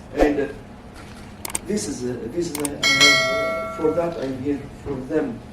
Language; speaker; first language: English; non-native, learner; French